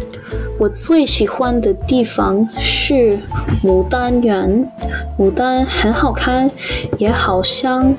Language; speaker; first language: Chinese; non-native, learner; English